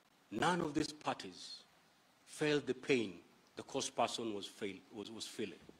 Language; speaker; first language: English; non-native, local second language; Giryama